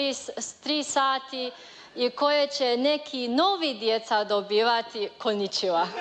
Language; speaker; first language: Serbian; non-native, learner; Chinese